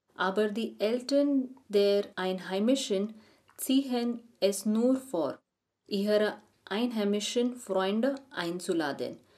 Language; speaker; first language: German; non-native, learner; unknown